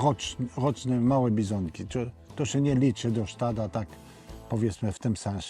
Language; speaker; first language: Polish; early bilingual, heritage; Polish